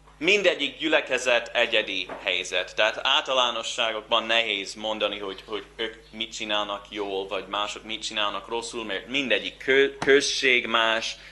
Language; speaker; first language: Hungarian; non-native, fluent; English